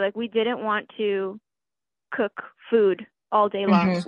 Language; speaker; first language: English; native; English